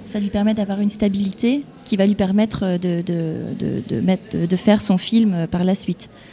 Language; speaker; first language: French; native; French